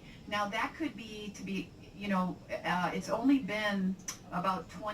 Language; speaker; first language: English; native; English